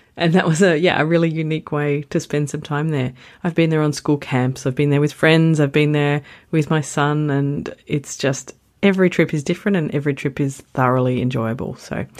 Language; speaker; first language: English; native; English